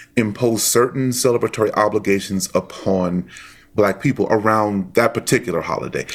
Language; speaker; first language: English; native; English